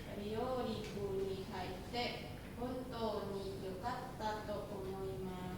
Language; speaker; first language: Japanese; non-native, learner; Indonesian